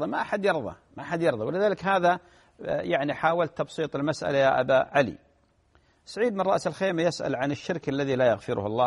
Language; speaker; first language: Arabic; native; Arabic